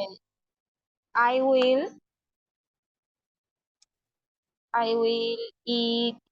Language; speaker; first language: English; non-native, learner; Spanish